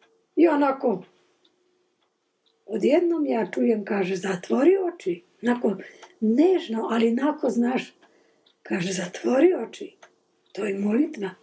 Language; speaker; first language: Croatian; non-native, local second language; Slovak